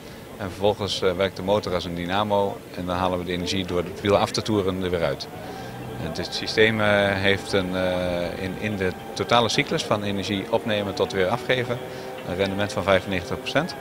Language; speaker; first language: Dutch; native; Dutch